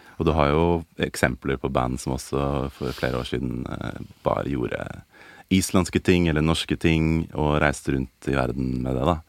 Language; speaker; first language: Norwegian; native; Norwegian